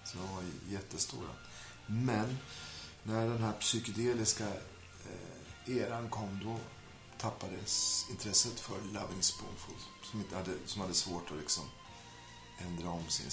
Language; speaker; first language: Swedish; native; Swedish